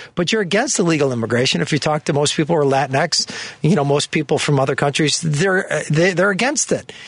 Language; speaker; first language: English; native; English